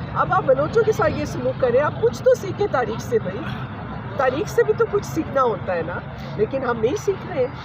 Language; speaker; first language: Urdu; non-native, local second language; Punjabi